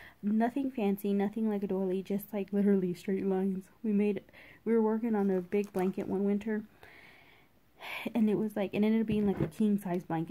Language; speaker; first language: English; native; English